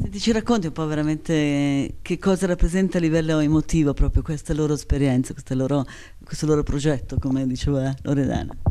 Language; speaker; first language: Italian; native; Italian